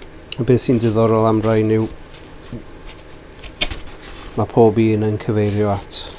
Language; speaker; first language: Welsh; non-native, local second language; English